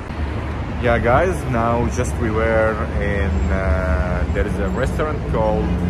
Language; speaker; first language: English; non-native, fluent; Arabic